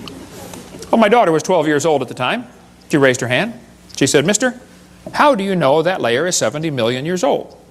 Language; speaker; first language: English; native; English